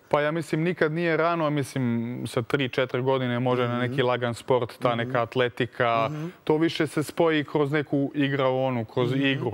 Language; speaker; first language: Serbian; early bilingual, heritage; Serbian